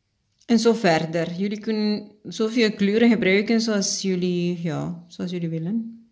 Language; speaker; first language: Dutch; non-native, fluent; Spanish